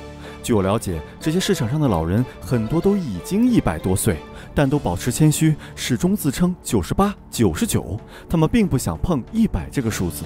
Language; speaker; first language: Chinese; native; Chinese